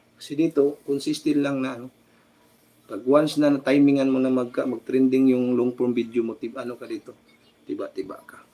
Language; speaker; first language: Filipino; native; Filipino